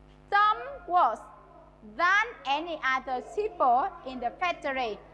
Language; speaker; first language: English; non-native, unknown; Vietnamese